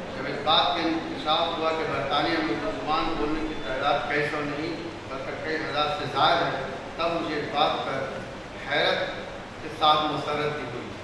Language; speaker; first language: Urdu; native; Urdu